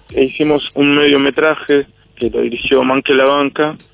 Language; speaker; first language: Spanish; native; Spanish